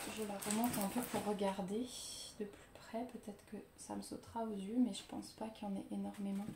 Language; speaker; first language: French; native; French